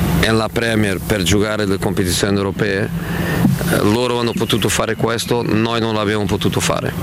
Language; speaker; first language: Italian; non-native, fluent; Portuguese